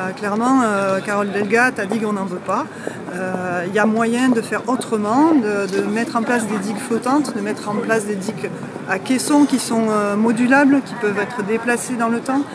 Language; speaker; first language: French; native; French